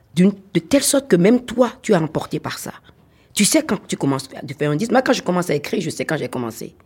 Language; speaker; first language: French; non-native, local second language; Fon